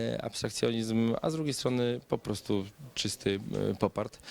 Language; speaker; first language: Polish; native; Polish